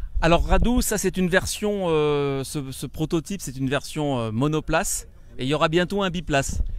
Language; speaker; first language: French; native; French